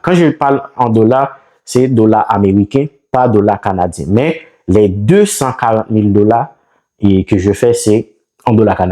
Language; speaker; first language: French; non-native, local second language; Haitian Creole